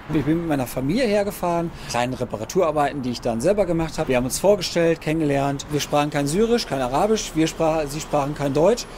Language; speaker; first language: German; native; German